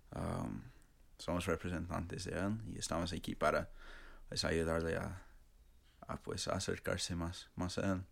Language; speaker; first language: Spanish; non-native, fluent; English